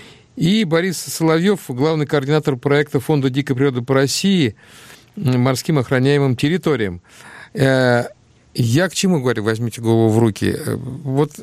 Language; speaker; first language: Russian; native; Russian